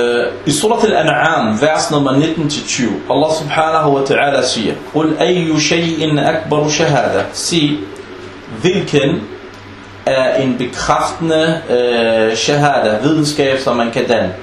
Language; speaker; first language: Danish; non-native, fluent; Arabic